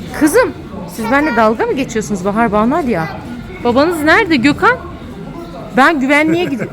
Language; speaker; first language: Turkish; native; Turkish